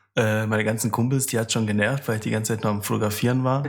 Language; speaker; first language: German; native; German